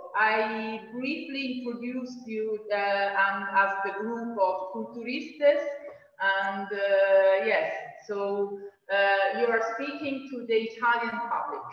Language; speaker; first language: English; non-native, fluent; Italian